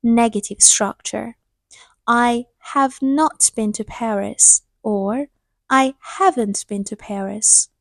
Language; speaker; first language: English; non-native, fluent; Persian